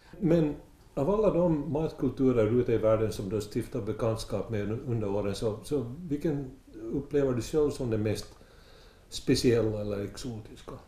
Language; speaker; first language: Swedish; native; Swedish